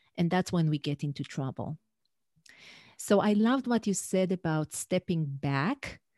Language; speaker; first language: English; non-native, fluent; Hebrew